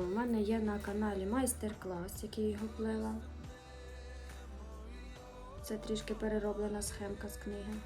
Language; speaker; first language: Ukrainian; native; Ukrainian